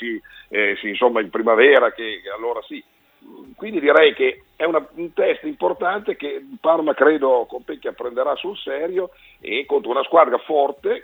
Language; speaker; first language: Italian; native; Italian